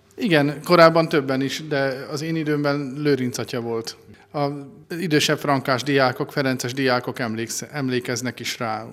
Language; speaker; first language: Hungarian; native; Hungarian